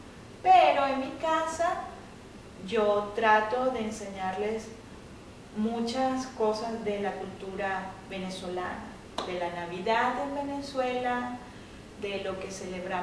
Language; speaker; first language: Spanish; native; Spanish